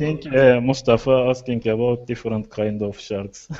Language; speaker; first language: English; non-native, learner; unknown